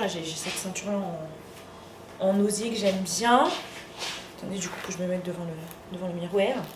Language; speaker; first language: French; native; French